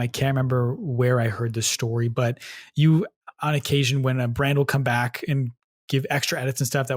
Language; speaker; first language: English; native; English